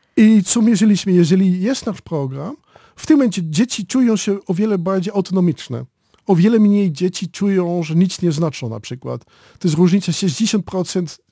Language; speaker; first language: Polish; non-native, learner; Dutch